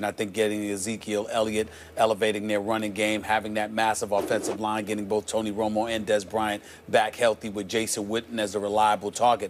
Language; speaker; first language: English; native; English